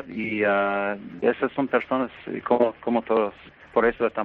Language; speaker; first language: Spanish; non-native, fluent; English